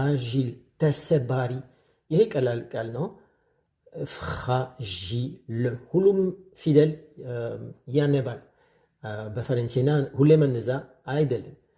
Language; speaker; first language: Amharic; non-native, fluent; French